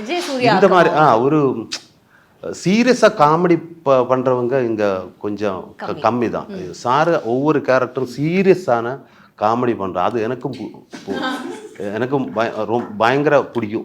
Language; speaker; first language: Tamil; non-native, learner; Malayalam